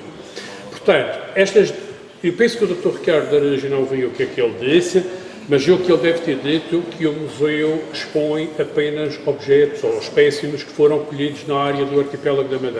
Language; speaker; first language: Portuguese; native; Portuguese